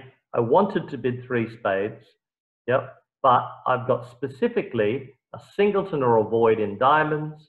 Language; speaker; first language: English; native; English